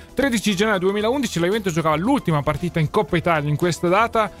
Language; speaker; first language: Italian; native; Italian